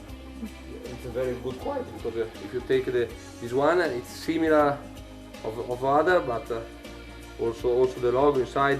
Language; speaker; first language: English; non-native, learner; Italian